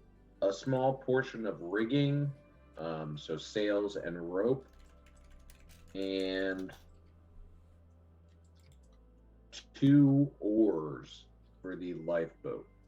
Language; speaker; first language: English; native; English